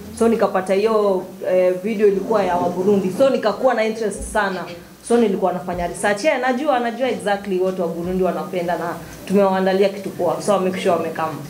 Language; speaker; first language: Swahili; native; Swahili